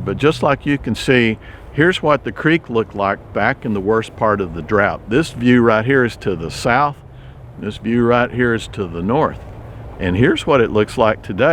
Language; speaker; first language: English; native; English